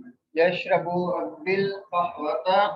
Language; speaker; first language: Arabic; non-native, learner; Urdu